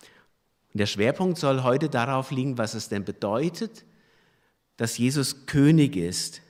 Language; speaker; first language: German; native; German